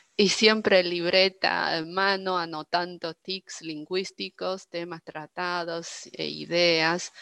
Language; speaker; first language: Spanish; non-native, fluent; Chinese